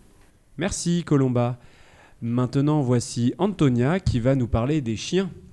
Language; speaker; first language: French; native; French